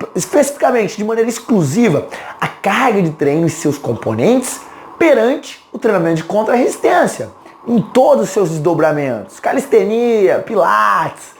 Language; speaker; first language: Portuguese; native; Portuguese